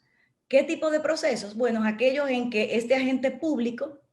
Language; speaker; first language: Spanish; native; Spanish